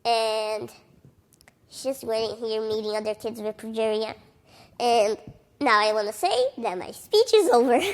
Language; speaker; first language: English; early bilingual, other home language; Portuguese